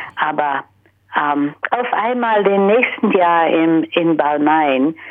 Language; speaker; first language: German; early bilingual, heritage; German